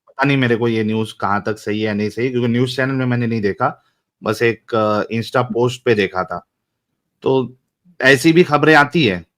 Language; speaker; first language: Hindi; native; Hindi